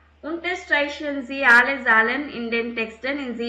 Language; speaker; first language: German; non-native, fluent; Tamil